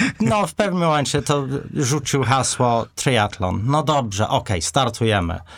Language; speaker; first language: Polish; non-native, fluent; English